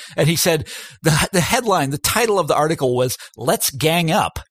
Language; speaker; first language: English; native; English